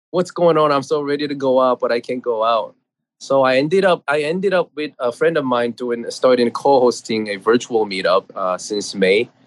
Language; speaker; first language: English; non-native, fluent; Korean